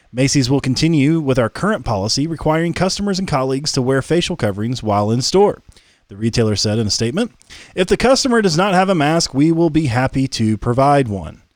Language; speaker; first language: English; native; English